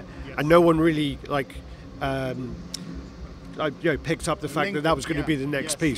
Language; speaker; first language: English; native; English